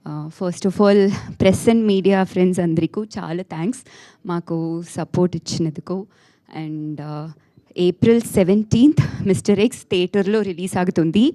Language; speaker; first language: Telugu; non-native, learner; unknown